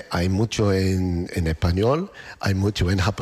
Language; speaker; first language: Spanish; non-native, learner; English